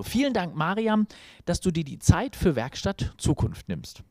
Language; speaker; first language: German; native; German